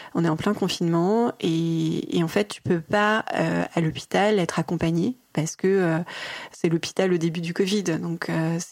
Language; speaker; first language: French; native; French